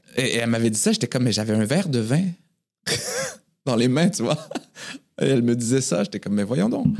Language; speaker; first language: French; native; French